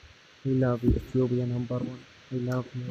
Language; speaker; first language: English; non-native, learner; Arabic